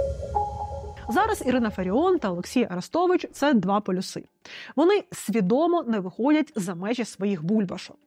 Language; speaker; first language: Ukrainian; non-native, local second language; Russian